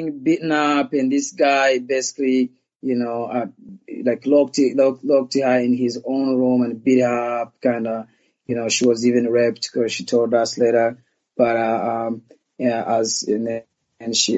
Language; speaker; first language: English; non-native, local second language; Kinyarwanda